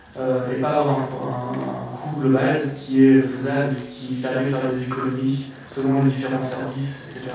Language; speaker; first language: French; native; French